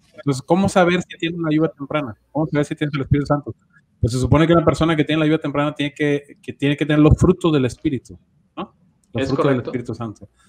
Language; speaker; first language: Spanish; native; Spanish